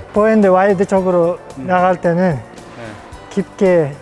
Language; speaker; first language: Korean; non-native, fluent; Uzbek